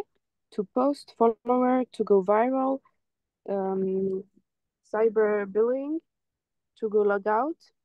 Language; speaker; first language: English; non-native, fluent; French